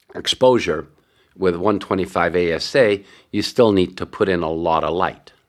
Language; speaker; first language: English; early bilingual, other home language; Hungarian